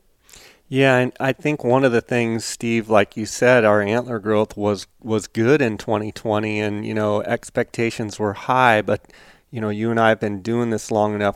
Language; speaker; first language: English; native; English